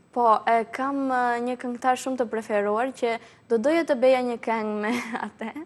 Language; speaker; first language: Albanian; early bilingual, heritage; Albanian